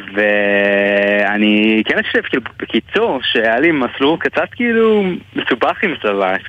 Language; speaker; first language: Hebrew; non-native, fluent; English